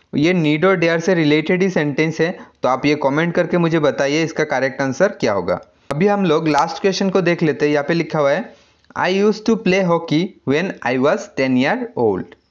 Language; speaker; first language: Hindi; non-native, local second language; Assamese